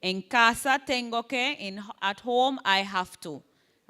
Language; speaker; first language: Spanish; non-native, fluent; English